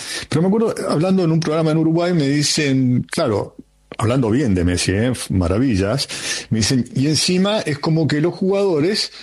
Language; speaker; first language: Spanish; native; Spanish